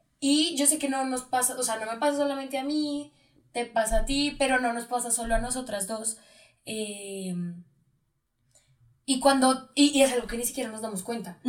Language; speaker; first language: Spanish; native; Spanish